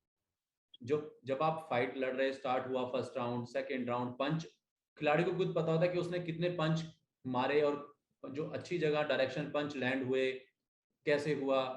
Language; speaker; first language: Hindi; native; Hindi